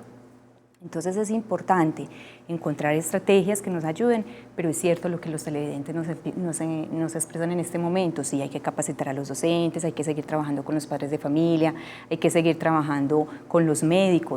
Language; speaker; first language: Spanish; native; Spanish